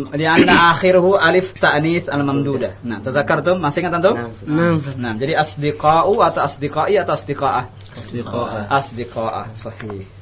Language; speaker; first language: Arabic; non-native, fluent; Indonesian